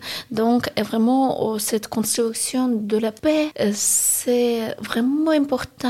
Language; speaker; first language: French; non-native, learner; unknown